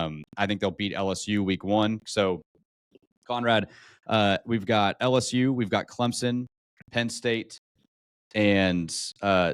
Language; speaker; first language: English; native; English